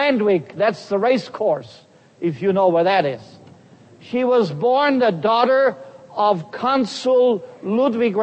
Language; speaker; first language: English; non-native, fluent; German